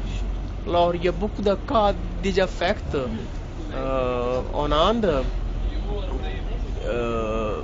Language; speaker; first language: French; non-native, learner; Hindi